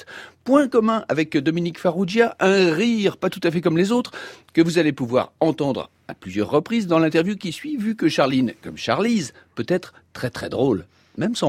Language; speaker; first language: French; native; French